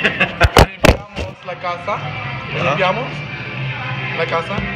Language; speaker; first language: Spanish; early bilingual, heritage; Spanish